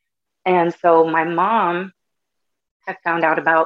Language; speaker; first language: English; native; English